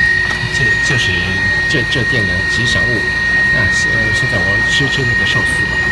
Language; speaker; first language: Chinese; non-native, fluent; Japanese